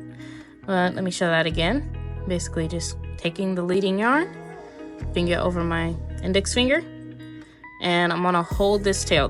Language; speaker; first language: English; native; English